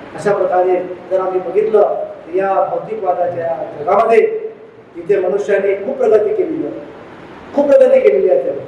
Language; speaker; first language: Marathi; non-native, local second language; Urdu